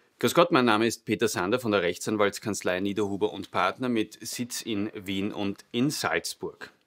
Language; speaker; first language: German; native; German